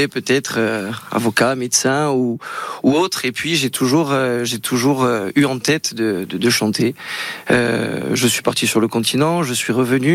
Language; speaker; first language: French; native; French